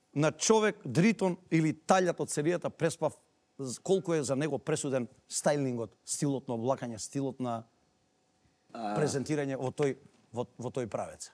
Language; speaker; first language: Macedonian; native; Macedonian